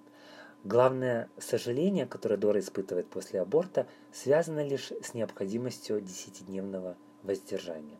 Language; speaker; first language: Russian; native; Russian